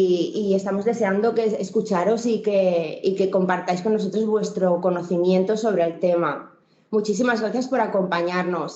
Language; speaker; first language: Spanish; native; Spanish